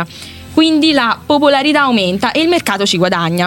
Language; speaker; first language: Italian; native; Italian